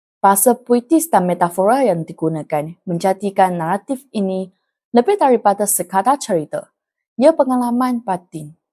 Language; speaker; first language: Malay; non-native, local second language; Chinese